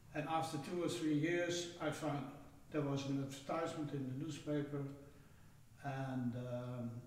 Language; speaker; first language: English; non-native, fluent; Dutch